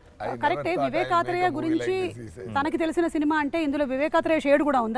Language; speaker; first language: Telugu; native; Telugu